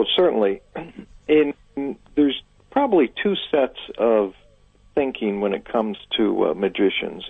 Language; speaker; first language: English; native; English